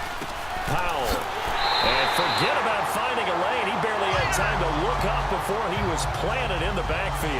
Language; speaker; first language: English; native; English